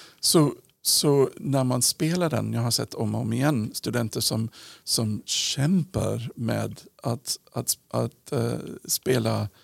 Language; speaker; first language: Swedish; non-native, fluent; English